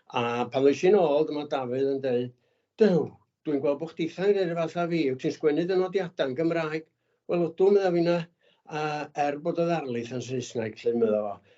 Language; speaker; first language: Welsh; native; Welsh